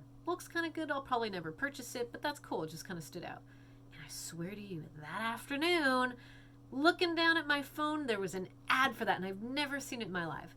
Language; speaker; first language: English; native; English